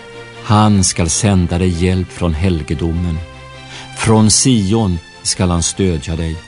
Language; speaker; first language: Swedish; native; Swedish